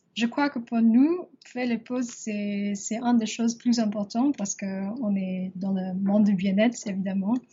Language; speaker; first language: French; non-native, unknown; English